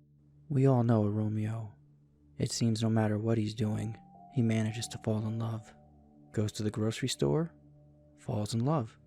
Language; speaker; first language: English; native; English